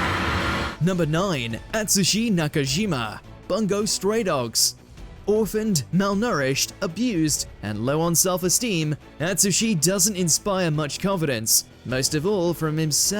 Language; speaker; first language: English; native; English